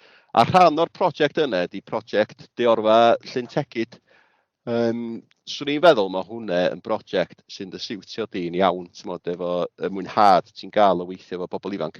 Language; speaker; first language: Welsh; native; Welsh